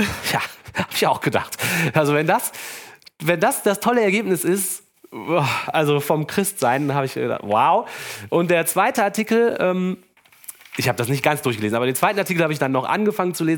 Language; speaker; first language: German; native; German